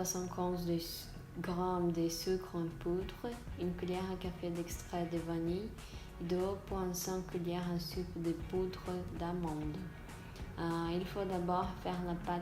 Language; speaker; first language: French; non-native, learner; Portuguese